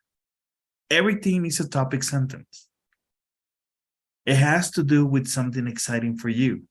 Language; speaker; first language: English; non-native, fluent; Spanish